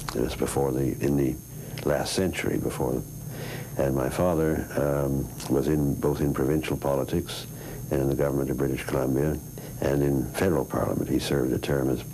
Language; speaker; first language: English; native; English